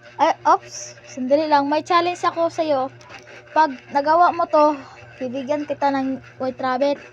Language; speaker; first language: Filipino; non-native, local second language; Cebuano